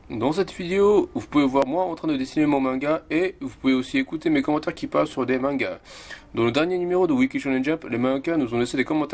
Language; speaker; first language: French; non-native, fluent; Japanese